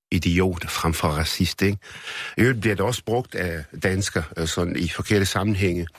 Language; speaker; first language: Danish; early bilingual, other home language; Arabic